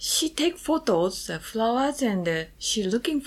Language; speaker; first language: English; non-native, learner; Japanese